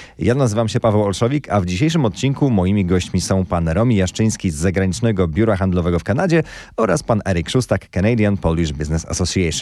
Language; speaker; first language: Polish; native; Polish